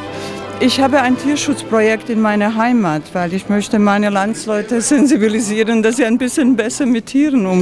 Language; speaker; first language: German; non-native, fluent; Croatian